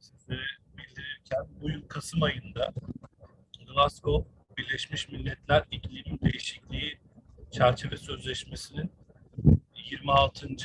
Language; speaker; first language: Turkish; native; Turkish